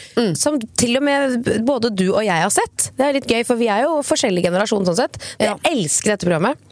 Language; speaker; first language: Norwegian; native; Norwegian